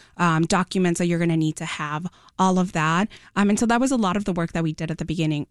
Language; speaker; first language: English; non-native, fluent; Spanish